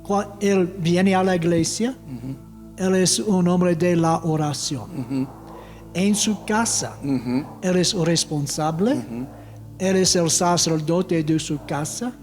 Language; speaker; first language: Spanish; non-native, fluent; English